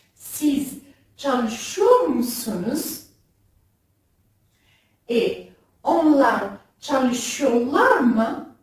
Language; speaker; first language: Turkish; non-native, fluent; French